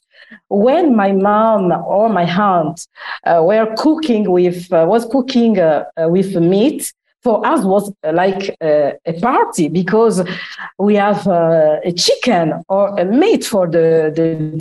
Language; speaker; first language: English; non-native, learner; Lingala